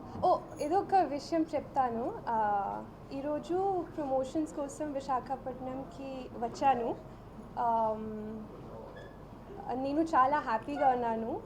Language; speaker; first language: Telugu; non-native, learner; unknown